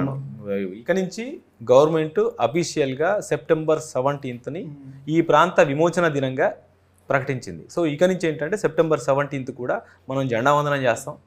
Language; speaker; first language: Telugu; native; Telugu